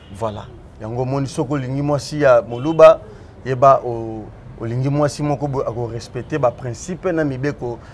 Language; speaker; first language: Lingala; non-native, local second language; Luba-Lulua